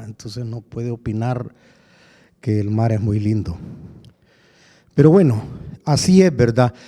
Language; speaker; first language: Spanish; native; Spanish